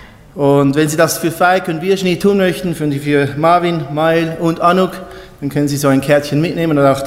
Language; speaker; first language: German; native; German